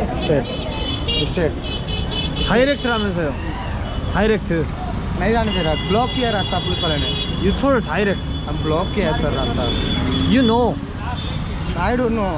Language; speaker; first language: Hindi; non-native, learner; Korean